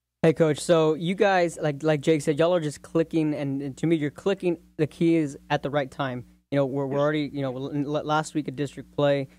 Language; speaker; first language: English; native; English